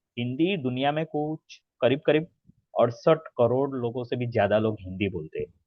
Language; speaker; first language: Hindi; native; Hindi